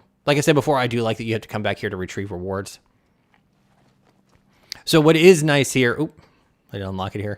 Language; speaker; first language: English; native; English